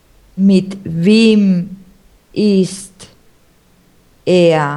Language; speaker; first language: German; non-native, learner; Spanish